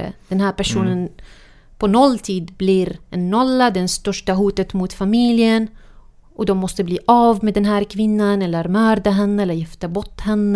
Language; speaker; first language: Swedish; non-native, fluent; Arabic